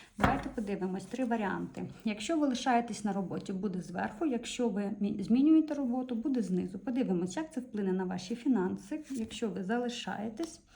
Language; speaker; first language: Ukrainian; non-native, local second language; Russian